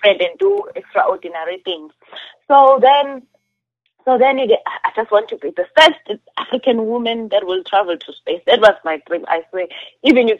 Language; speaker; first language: English; non-native, local second language; Zulu